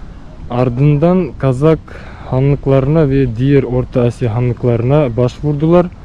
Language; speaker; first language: Turkish; non-native, learner; Bashkir